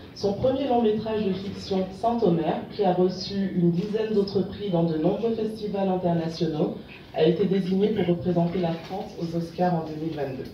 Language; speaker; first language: French; non-native, local second language; Wolof